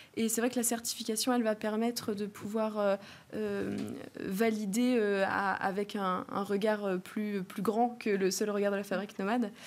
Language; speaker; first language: French; native; French